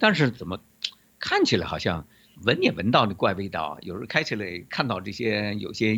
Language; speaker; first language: Chinese; native; Chinese